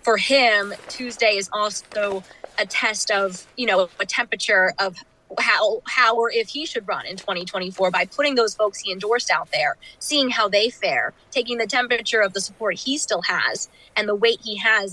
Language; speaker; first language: English; native; English